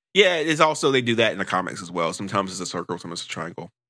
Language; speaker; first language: English; native; English